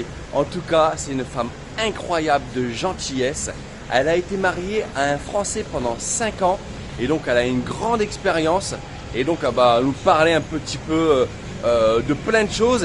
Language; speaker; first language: French; native; French